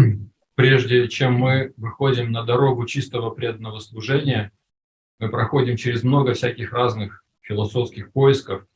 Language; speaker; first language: Russian; native; Russian